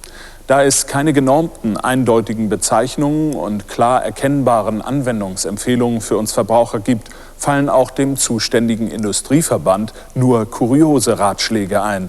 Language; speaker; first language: German; native; German